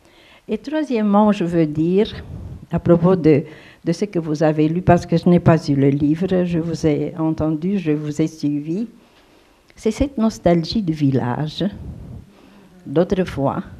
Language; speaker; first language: French; non-native, fluent; Romanian